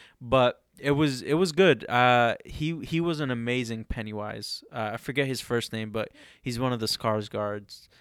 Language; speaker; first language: English; early bilingual, other home language; Arabic